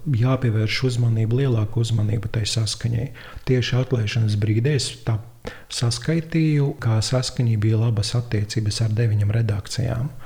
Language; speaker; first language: Latvian; non-native, local second language; Russian